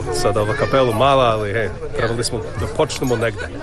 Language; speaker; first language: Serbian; early bilingual, heritage; Serbian